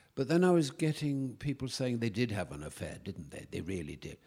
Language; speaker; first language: English; native; English